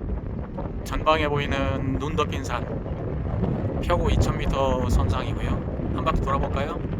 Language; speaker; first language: Korean; native; Korean